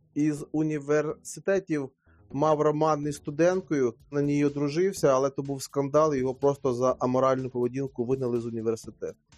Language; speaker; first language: Ukrainian; native; Ukrainian